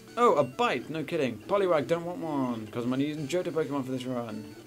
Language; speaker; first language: English; native; English